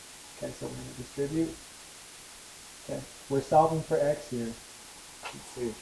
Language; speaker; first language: English; native; English